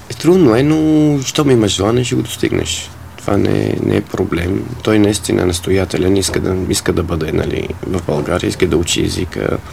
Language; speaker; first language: Bulgarian; non-native, fluent; Arabic